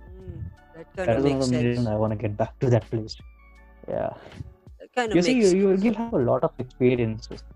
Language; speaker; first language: English; non-native, local second language; Hindi